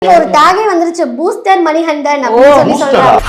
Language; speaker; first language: Tamil; native; Tamil